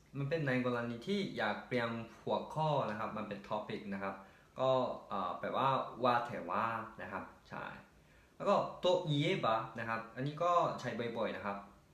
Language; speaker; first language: Thai; native; Thai